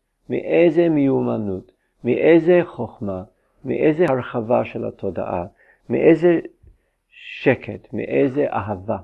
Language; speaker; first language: Hebrew; non-native, fluent; English